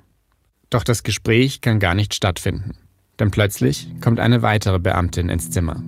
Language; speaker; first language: German; native; German